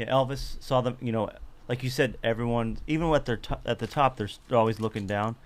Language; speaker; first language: English; native; English